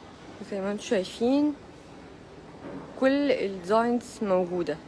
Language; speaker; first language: Arabic; native; Arabic